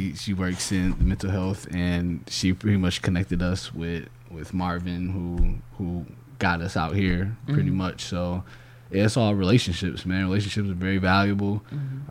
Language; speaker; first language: English; native; English